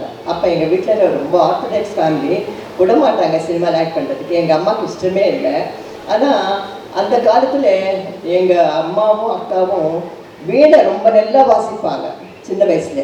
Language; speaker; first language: Tamil; non-native, local second language; Telugu